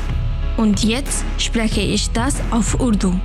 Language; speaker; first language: German; non-native, learner; Urdu